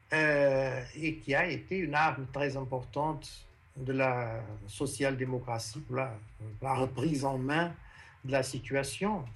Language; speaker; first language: French; non-native, fluent; Portuguese